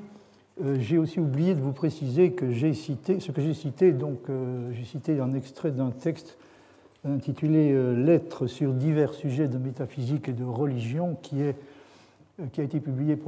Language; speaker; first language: French; native; French